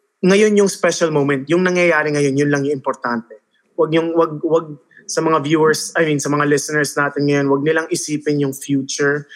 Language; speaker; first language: Filipino; early bilingual, heritage; Filipino